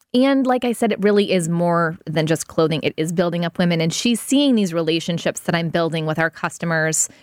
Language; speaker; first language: English; native; English